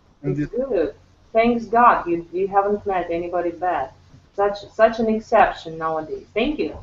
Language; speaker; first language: English; non-native, fluent; Russian